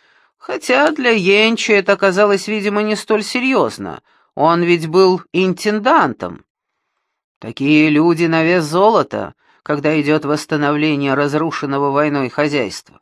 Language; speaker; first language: Russian; native; Russian